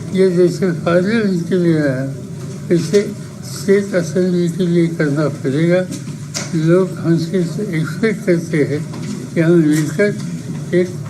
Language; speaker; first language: Hindi; non-native, local second language; Marathi